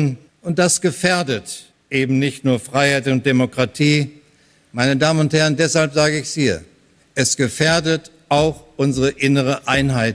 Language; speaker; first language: German; native; German